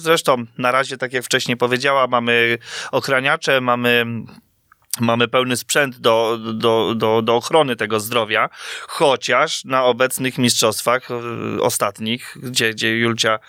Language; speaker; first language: Polish; native; Polish